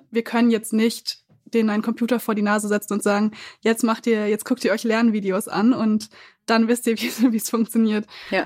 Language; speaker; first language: German; native; German